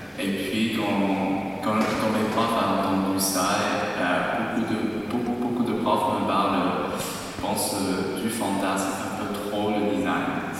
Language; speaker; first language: French; non-native, learner; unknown